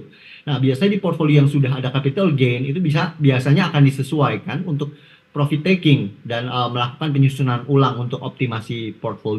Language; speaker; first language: Indonesian; native; Indonesian